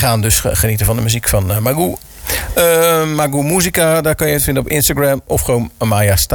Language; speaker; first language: Dutch; native; Dutch